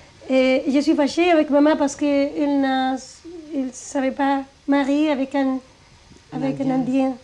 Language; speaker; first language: French; non-native, fluent; Spanish